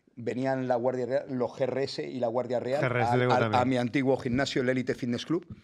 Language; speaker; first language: Spanish; native; Spanish